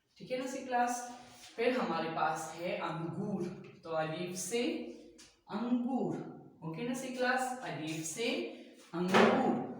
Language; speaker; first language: Urdu; native; Urdu